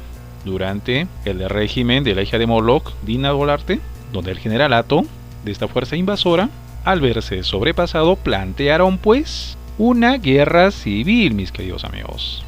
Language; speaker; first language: Spanish; native; Spanish